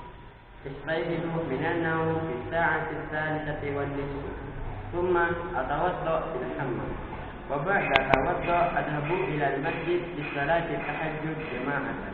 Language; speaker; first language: Arabic; non-native, learner; Indonesian